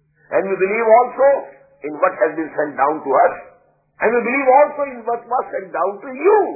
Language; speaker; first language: English; non-native, local second language; Urdu